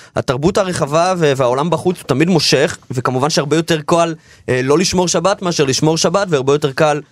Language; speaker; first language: Hebrew; native; Hebrew